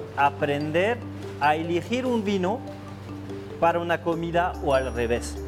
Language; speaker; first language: Spanish; non-native, fluent; French